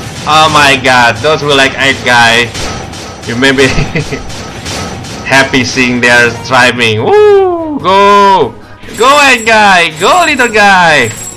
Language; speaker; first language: English; non-native, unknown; Indonesian